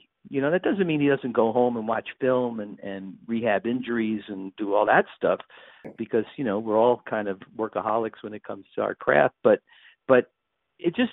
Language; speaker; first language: English; native; English